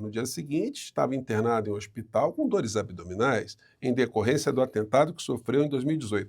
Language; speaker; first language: Portuguese; native; Portuguese